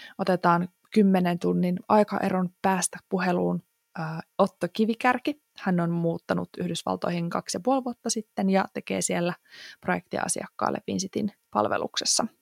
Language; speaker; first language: Finnish; native; Finnish